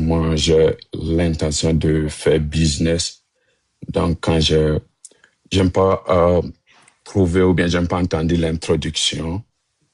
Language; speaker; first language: French; non-native, learner; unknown